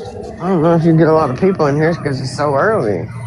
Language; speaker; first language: English; native; English